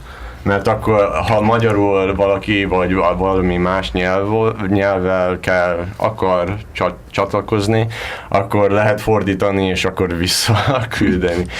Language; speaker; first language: Hungarian; non-native, learner; English